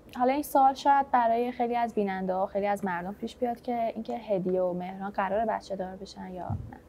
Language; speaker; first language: Persian; native; Persian